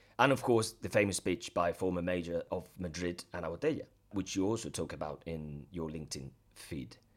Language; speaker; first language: English; non-native, fluent; Spanish